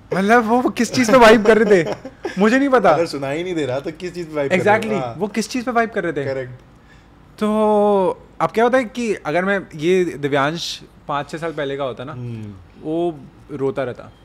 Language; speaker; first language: Hindi; native; Hindi